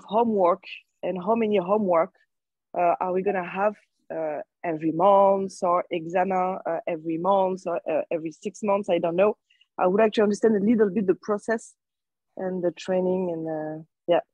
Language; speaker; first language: English; non-native, fluent; French